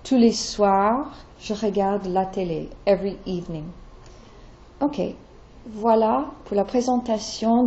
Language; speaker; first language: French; non-native, fluent; English